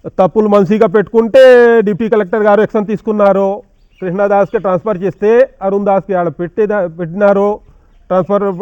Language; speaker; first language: Telugu; non-native, local second language; Hindi